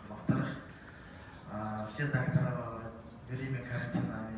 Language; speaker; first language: Russian; non-native, learner; Mongolian